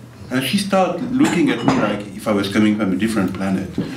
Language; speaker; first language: English; non-native, fluent; French